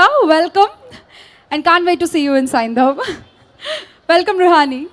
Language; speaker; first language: Telugu; native; Telugu